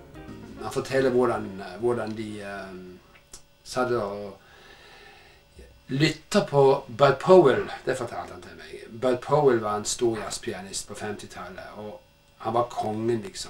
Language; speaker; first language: Norwegian; native; Norwegian